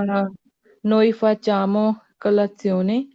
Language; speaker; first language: Italian; non-native, learner; Punjabi